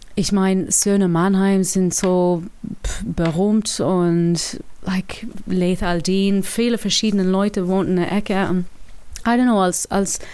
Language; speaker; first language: German; non-native, learner; English